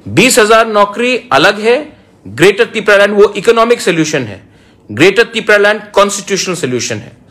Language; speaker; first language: Hindi; non-native, local second language; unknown